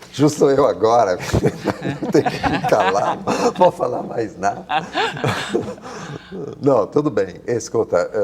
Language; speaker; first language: Portuguese; non-native, fluent; Italian